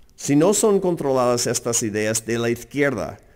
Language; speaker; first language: Spanish; non-native, fluent; English